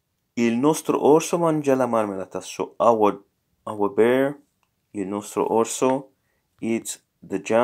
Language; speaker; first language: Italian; non-native, learner; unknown